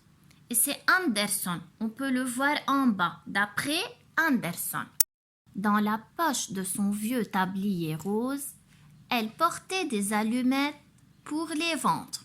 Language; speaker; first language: French; non-native, local second language; Arabic